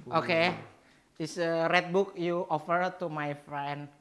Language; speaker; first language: English; non-native, learner; Indonesian